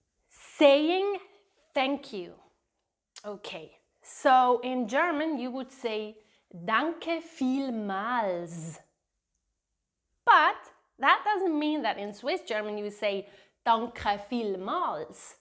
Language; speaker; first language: English; non-native, fluent; Swiss German